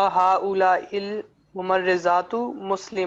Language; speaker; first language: Arabic; non-native, learner; Urdu